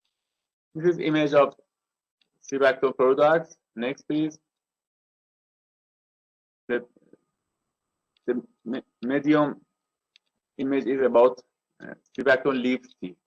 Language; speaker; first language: English; non-native, learner; Persian